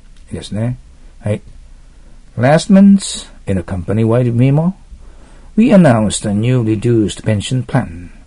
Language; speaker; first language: English; non-native, fluent; Japanese